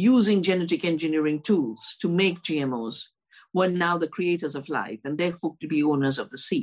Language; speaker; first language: English; non-native, local second language; Hindi